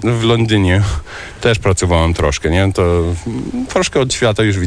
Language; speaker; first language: Polish; early bilingual, heritage; German